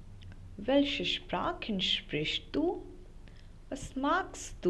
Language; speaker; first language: German; non-native, fluent; Hindi